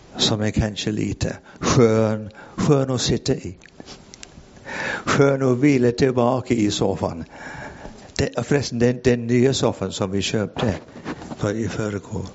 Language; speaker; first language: Swedish; non-native, fluent; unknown